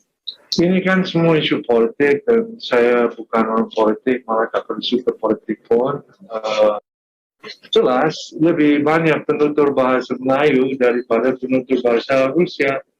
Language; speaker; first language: Indonesian; non-native, fluent; English